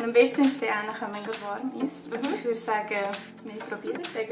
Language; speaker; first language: German; native; German